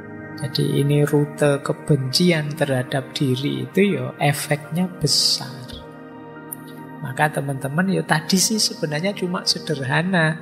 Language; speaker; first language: Indonesian; native; Indonesian